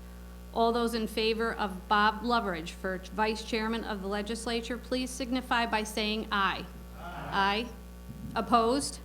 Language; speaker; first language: English; native; English